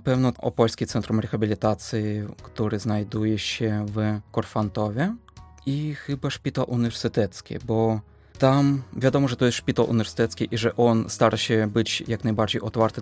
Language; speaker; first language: Polish; non-native, fluent; Russian